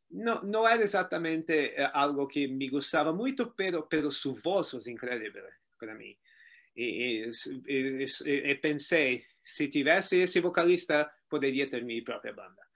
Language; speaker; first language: Spanish; non-native, learner; Portuguese